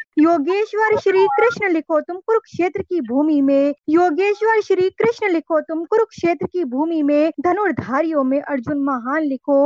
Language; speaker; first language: Hindi; native; Hindi